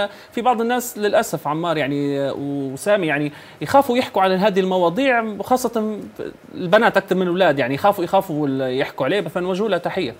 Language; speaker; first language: Arabic; native; Arabic